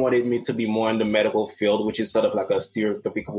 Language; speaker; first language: English; non-native, fluent; Haitian Creole